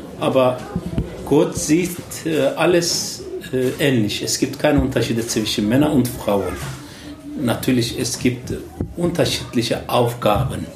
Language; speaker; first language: German; non-native, learner; Turkish